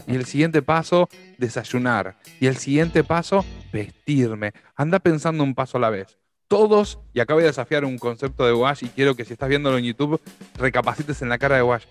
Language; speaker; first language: Spanish; native; Spanish